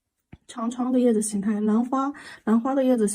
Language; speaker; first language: Chinese; native; Chinese